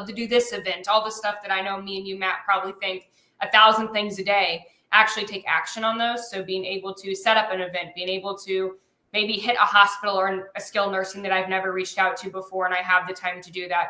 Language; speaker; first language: English; native; English